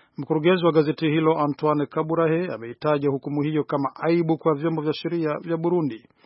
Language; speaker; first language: Swahili; non-native, local second language; Rundi